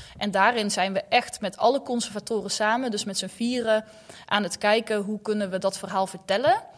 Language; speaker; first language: Dutch; native; Dutch